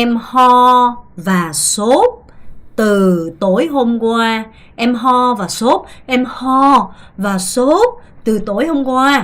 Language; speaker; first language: Vietnamese; non-native, fluent; Korean